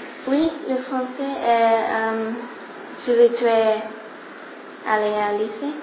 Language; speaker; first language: French; non-native, learner; English